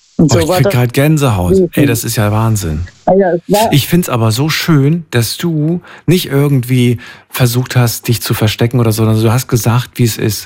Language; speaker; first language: German; native; German